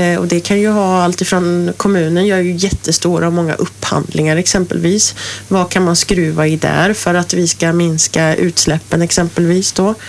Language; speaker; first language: Swedish; native; Swedish